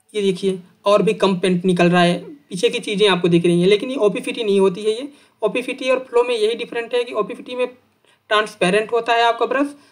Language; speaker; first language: Hindi; native; Hindi